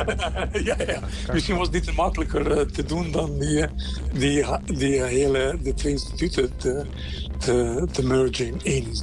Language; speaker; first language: Dutch; non-native, fluent; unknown